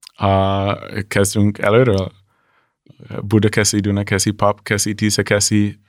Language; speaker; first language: Hungarian; non-native, fluent; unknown